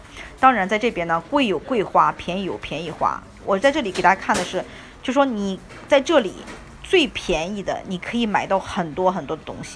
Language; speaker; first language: Chinese; native; Chinese